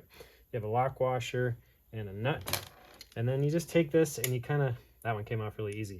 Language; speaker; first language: English; native; English